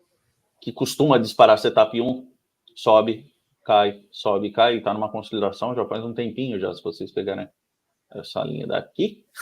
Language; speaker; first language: Portuguese; native; Portuguese